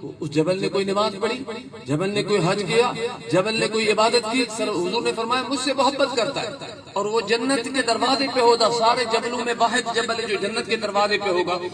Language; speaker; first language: Urdu; non-native, local second language; Sindhi